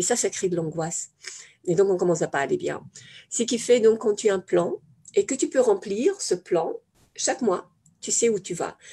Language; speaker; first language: French; non-native, fluent; German